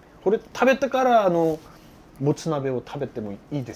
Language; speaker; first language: Japanese; non-native, learner; Korean